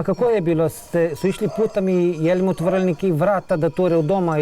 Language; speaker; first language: Bosnian; native; Bosnian